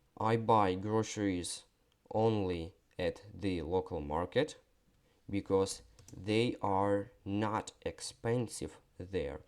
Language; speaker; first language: English; non-native, fluent; Ukrainian